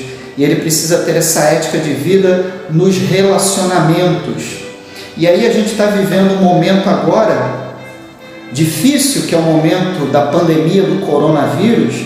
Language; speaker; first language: Portuguese; native; Portuguese